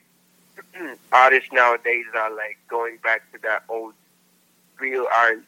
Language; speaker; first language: English; non-native, local second language; Filipino